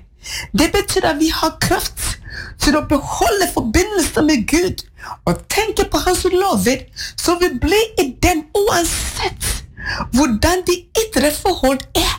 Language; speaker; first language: Norwegian; non-native, fluent; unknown